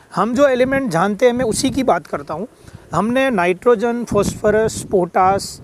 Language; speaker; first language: Hindi; non-native, local second language; Gujarati